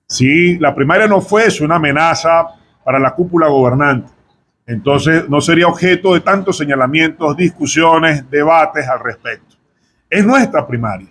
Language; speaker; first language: Spanish; native; Spanish